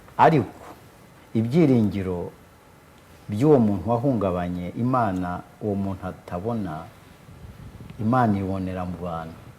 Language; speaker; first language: Kinyarwanda; early bilingual, heritage; Kinyarwanda